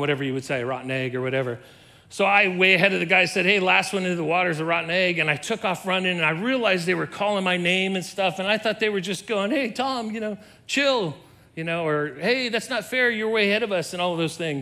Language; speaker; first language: English; native; English